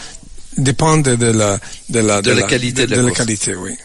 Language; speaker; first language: French; non-native, learner; Italian